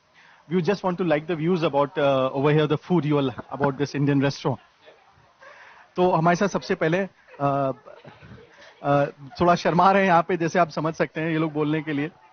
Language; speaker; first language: Hindi; native; Hindi